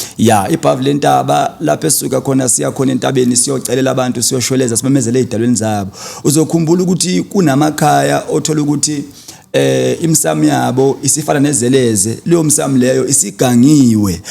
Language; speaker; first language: Zulu; native; Zulu